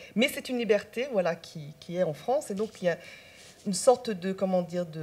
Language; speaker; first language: French; non-native, local second language; Chinese